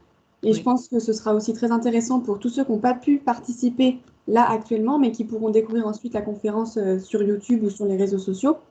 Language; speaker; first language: French; native; French